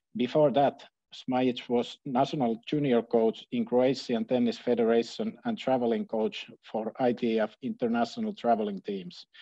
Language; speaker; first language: English; non-native, fluent; Finnish